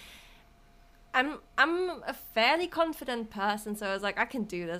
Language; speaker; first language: English; non-native, fluent; German